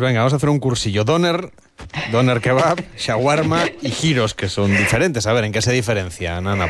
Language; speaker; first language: Spanish; native; Spanish